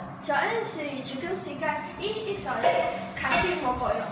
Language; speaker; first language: Korean; non-native, learner; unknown